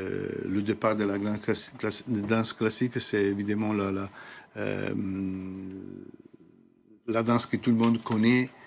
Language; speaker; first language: French; non-native, fluent; Italian